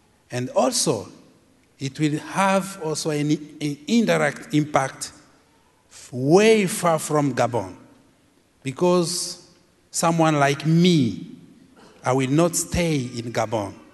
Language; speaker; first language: English; non-native, fluent; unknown